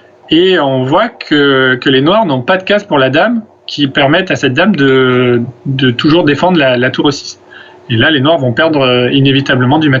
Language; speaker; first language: French; native; French